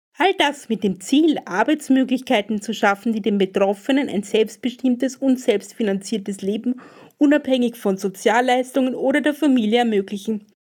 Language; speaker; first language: German; native; German